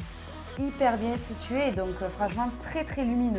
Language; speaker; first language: French; native; French